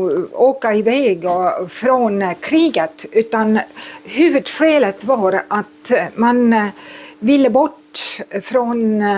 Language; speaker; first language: Swedish; non-native, fluent; Estonian